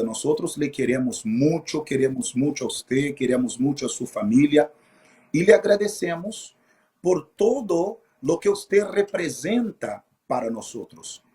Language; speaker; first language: Spanish; non-native, fluent; Portuguese